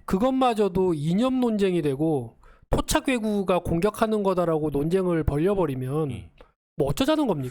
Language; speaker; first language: Korean; native; Korean